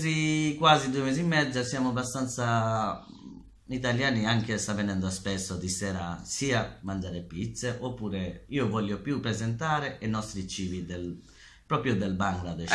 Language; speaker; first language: Italian; non-native, learner; Bangla